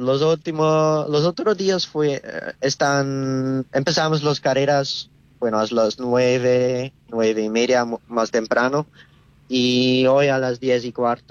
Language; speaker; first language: Spanish; non-native, learner; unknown